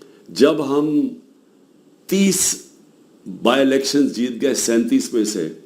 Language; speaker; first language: Urdu; native; Urdu